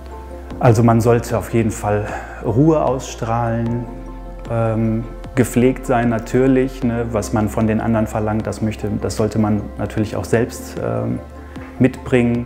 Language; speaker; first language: German; native; German